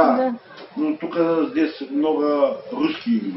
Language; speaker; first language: Russian; non-native, learner; Bulgarian